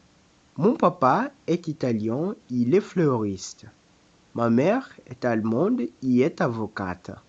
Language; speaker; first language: French; non-native, fluent; Portuguese